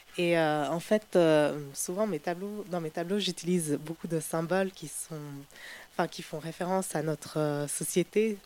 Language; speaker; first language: French; native; French